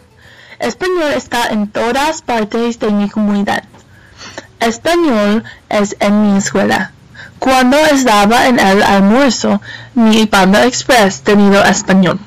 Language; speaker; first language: Spanish; non-native, learner; English